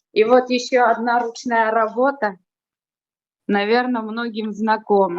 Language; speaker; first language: Russian; non-native, fluent; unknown